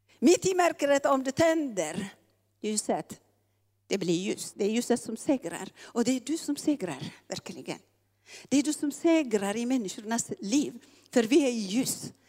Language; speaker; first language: Swedish; non-native, fluent; Tigrinya